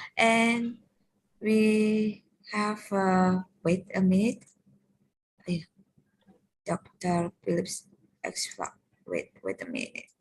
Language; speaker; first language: English; non-native, learner; Indonesian